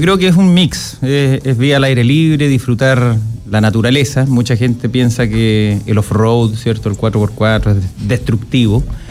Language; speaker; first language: Spanish; native; Spanish